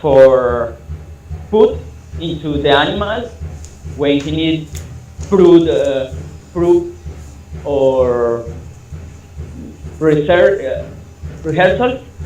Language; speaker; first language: English; non-native, learner; Spanish